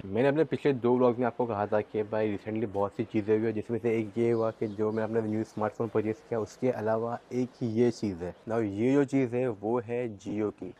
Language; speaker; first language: Hindi; non-native, local second language; Gujarati